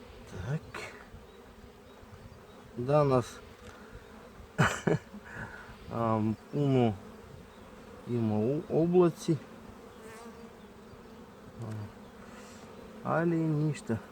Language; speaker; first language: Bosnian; non-native, learner; Russian